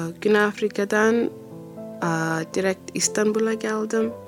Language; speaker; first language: Turkish; non-native, learner; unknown